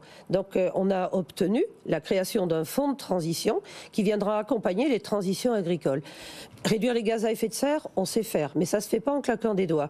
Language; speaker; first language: French; native; French